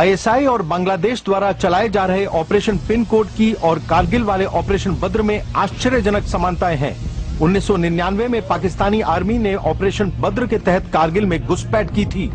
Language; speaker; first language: Hindi; native; Hindi